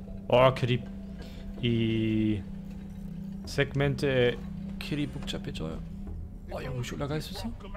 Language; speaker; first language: Korean; non-native, learner; German